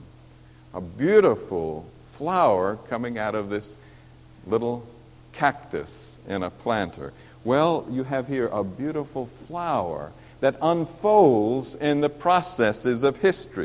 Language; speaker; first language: English; native; English